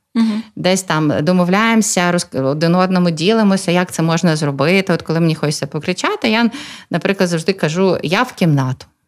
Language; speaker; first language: Ukrainian; native; Ukrainian